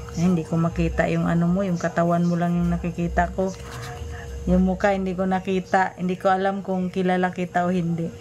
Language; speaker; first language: Filipino; non-native, local second language; Cebuano